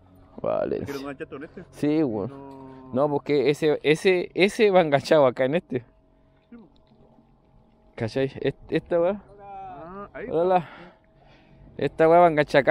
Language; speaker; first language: Spanish; native; Spanish